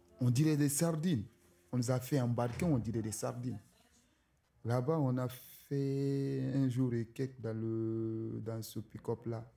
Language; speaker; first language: French; non-native, local second language; Susu